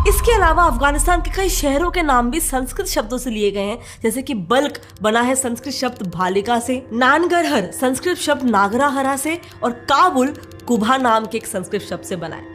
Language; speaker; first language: Hindi; native; Hindi